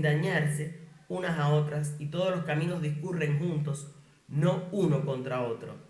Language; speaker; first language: Spanish; native; Spanish